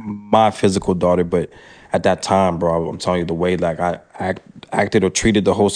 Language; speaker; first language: English; early bilingual, other home language; French